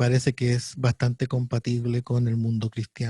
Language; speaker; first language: Spanish; native; Spanish